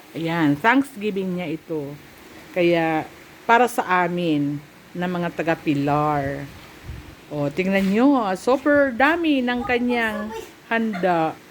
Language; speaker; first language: Filipino; non-native, local second language; Bikol